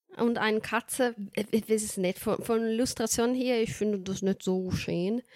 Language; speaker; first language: German; non-native, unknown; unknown